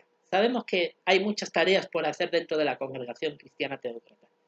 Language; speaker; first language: Spanish; native; Spanish